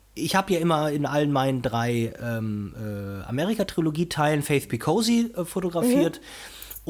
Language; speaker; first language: German; non-native, fluent; Portuguese